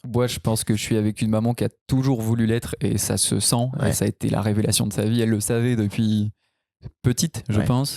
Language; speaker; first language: French; native; French